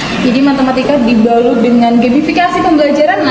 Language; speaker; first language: Indonesian; native; Indonesian